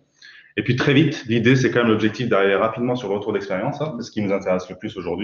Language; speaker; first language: French; native; French